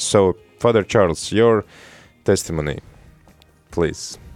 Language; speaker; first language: English; non-native, fluent; Latvian